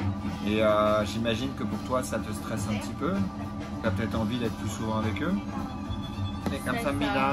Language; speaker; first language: French; native; French